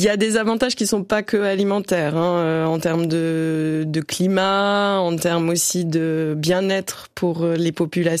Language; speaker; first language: French; native; French